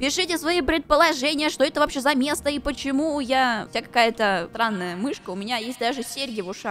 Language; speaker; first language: Russian; native; Russian